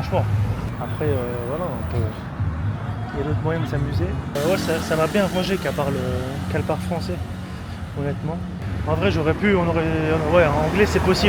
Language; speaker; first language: French; native; French